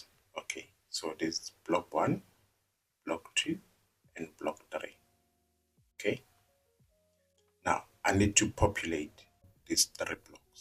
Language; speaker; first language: English; non-native, local second language; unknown